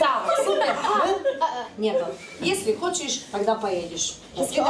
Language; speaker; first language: Russian; non-native, fluent; Slovak